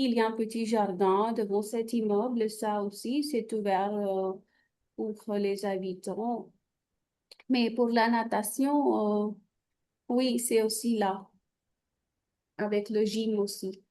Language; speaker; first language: French; non-native, fluent; Hindi